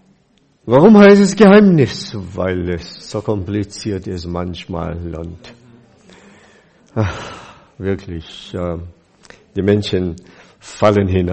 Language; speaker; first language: German; non-native, fluent; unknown